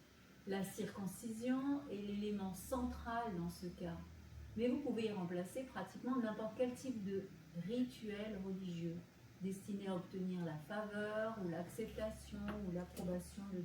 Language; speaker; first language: French; native; French